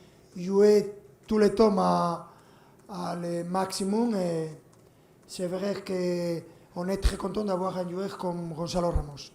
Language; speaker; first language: French; non-native, fluent; Spanish